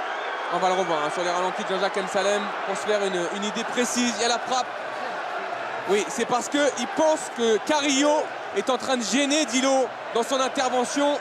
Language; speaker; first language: French; native; French